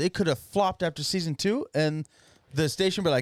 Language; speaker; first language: English; native; English